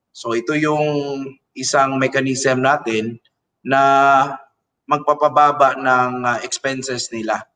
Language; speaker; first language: Filipino; non-native, local second language; Cebuano